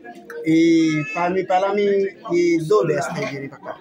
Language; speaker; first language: Spanish; non-native, learner; Haitian Creole